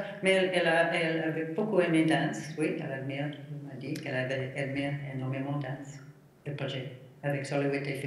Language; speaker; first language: French; non-native, fluent; English